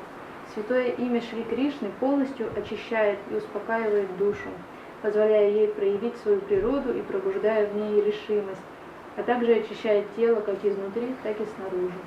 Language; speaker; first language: Russian; native; Russian